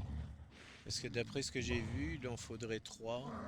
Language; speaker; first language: French; native; French